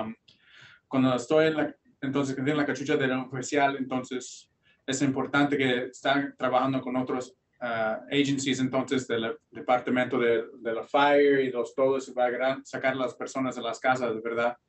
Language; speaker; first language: Spanish; early bilingual, heritage; Spanish